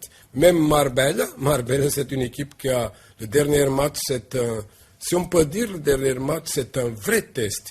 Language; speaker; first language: French; non-native, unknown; Portuguese